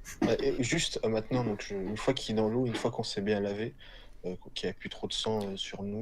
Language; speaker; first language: French; native; French